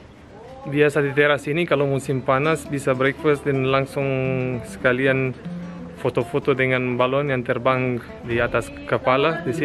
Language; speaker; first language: Indonesian; non-native, fluent; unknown